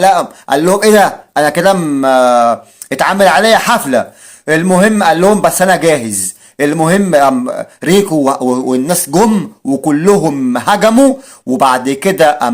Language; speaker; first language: Arabic; native; Arabic